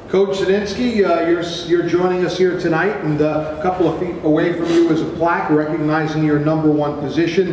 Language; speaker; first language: English; native; English